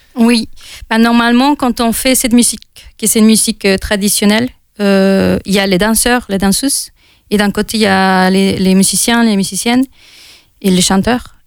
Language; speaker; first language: French; non-native, fluent; Spanish